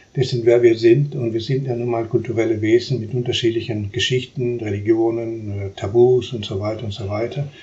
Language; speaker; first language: German; non-native, fluent; Spanish